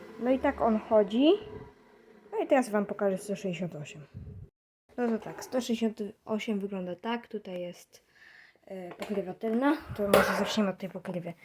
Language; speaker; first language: Polish; native; Polish